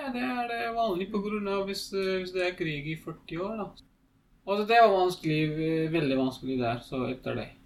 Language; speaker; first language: Norwegian; non-native, learner; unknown